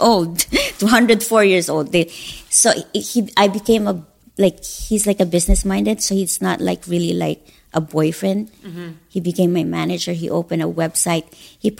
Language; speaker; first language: English; non-native, local second language; Filipino